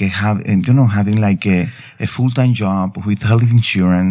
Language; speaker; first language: English; non-native, fluent; Spanish